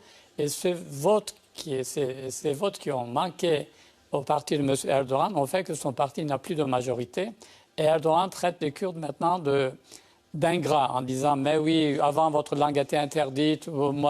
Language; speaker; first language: French; native; French